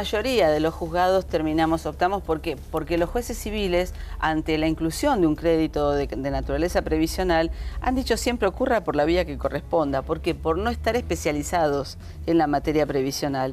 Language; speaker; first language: Spanish; native; Spanish